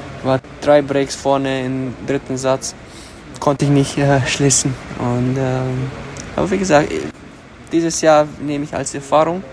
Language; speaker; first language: German; early bilingual, other home language; Romanian